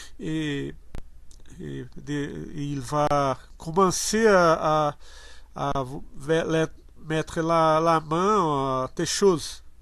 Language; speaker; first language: French; non-native, learner; Portuguese